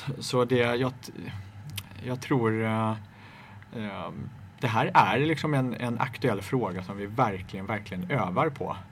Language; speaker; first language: Swedish; native; Swedish